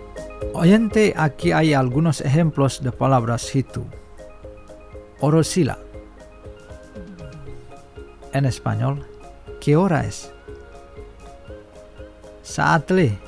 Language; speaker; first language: Spanish; non-native, fluent; Indonesian